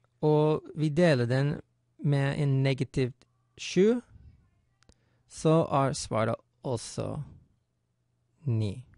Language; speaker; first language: Norwegian; non-native, fluent; English